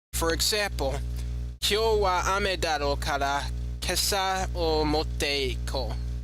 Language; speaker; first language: Japanese; non-native, learner; English